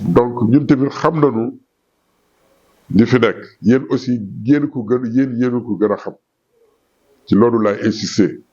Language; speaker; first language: Wolof; non-native, local second language; Fula